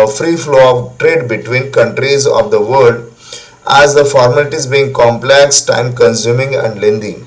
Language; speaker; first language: English; non-native, local second language; Marathi